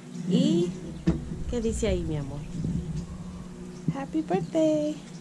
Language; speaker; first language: Spanish; native; Spanish